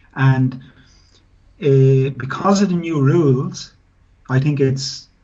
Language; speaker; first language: English; native; English